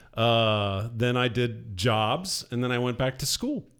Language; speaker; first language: English; native; English